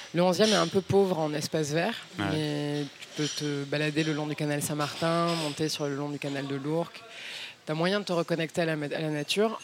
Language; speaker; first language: French; native; French